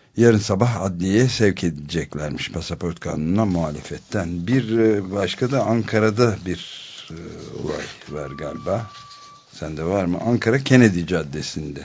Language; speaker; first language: Turkish; native; Turkish